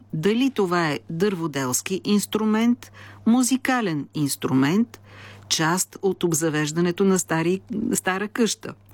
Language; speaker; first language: Bulgarian; native; Bulgarian